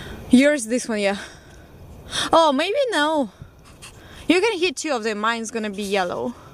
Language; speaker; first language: English; non-native, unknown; Russian